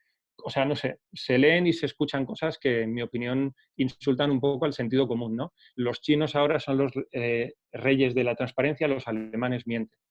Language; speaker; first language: Spanish; native; Spanish